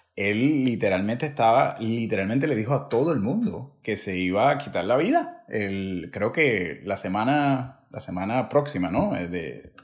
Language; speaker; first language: Spanish; native; Spanish